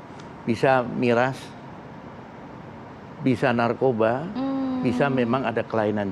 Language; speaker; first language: Indonesian; native; Indonesian